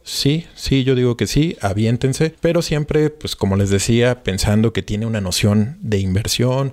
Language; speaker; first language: Spanish; native; Spanish